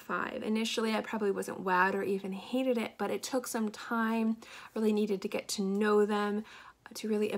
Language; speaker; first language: English; native; English